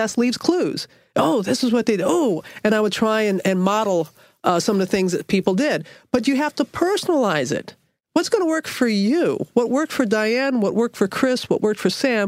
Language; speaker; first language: English; native; English